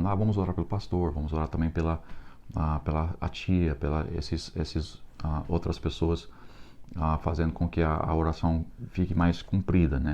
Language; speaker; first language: Portuguese; non-native, fluent; English